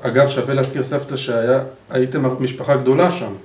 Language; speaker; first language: Hebrew; native; Hebrew